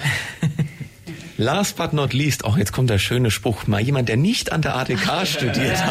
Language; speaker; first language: German; native; German